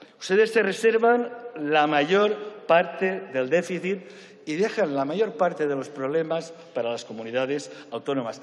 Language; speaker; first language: Spanish; non-native, local second language; Catalan